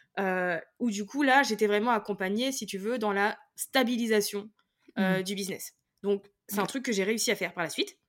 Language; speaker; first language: French; native; French